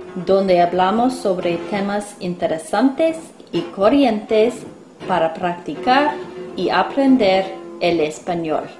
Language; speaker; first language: Spanish; non-native, fluent; English